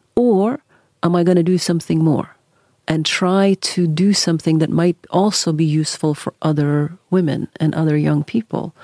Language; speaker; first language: English; early bilingual, other home language; Norwegian